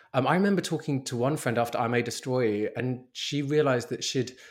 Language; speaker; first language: English; native; English